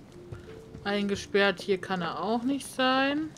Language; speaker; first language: German; native; German